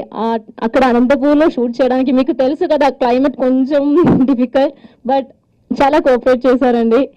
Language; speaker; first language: Telugu; non-native, learner; Malayalam